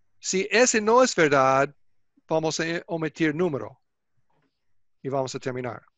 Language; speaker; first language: Spanish; non-native, fluent; English